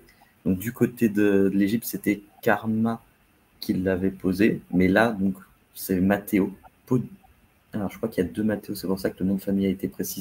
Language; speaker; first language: French; native; French